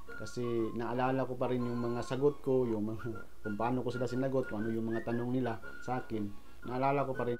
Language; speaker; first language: Filipino; non-native, local second language; Cebuano